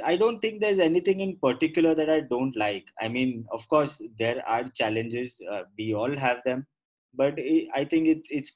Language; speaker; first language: English; non-native, local second language; Gujarati